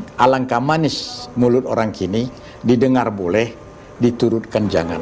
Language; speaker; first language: Malay; native; Malay